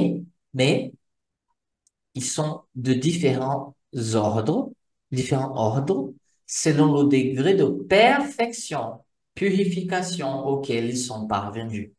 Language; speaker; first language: French; non-native, fluent; Portuguese